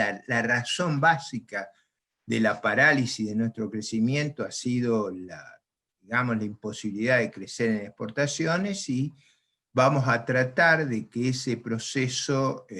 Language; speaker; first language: Spanish; native; Spanish